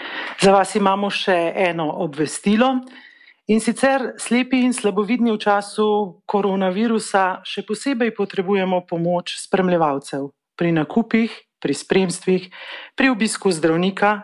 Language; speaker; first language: Slovenian; native; Slovenian